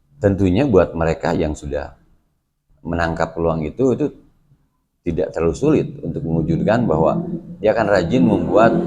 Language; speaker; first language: Indonesian; non-native, local second language; Sundanese